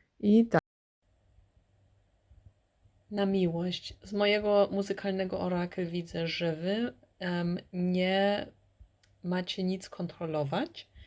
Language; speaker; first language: Polish; early bilingual, heritage; Polish